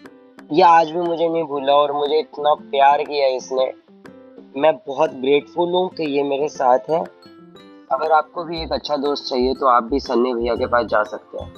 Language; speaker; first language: Hindi; native; Hindi